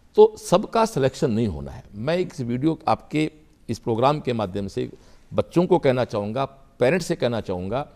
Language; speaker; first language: Hindi; native; Hindi